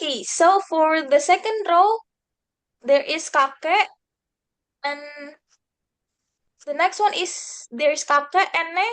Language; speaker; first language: English; non-native, fluent; Indonesian